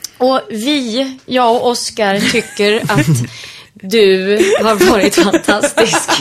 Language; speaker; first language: Swedish; native; Swedish